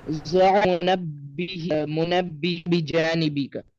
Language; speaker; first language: Arabic; non-native, learner; Urdu